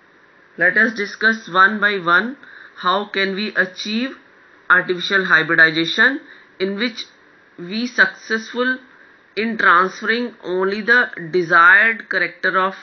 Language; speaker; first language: English; non-native, local second language; Hindi